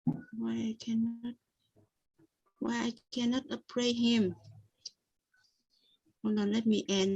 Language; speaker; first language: English; non-native, fluent; Vietnamese